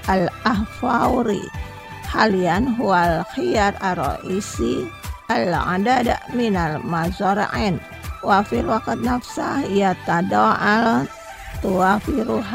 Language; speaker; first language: Arabic; non-native, learner; Indonesian